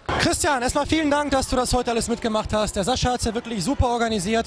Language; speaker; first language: German; native; German